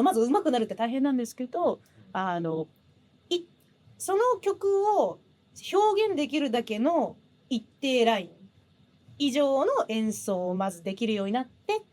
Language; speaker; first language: Japanese; native; Japanese